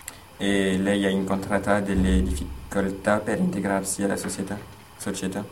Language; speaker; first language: Italian; non-native, learner; French